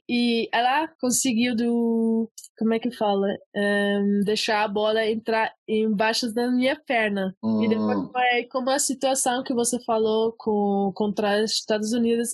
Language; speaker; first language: Portuguese; early bilingual, heritage; Portuguese